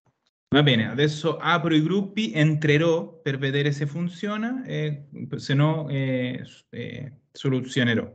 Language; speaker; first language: Italian; non-native, fluent; Spanish